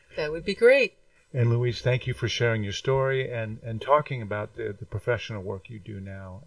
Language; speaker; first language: English; early bilingual, other home language; Spanish